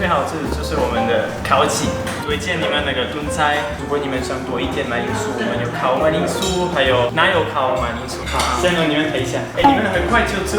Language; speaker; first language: Chinese; non-native, fluent; French